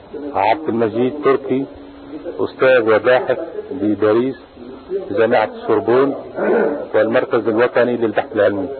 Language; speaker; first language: Arabic; non-native, fluent; French